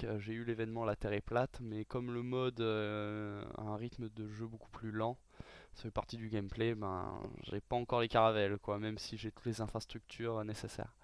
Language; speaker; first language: French; native; French